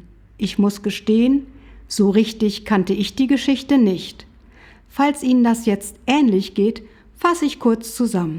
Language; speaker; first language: German; native; German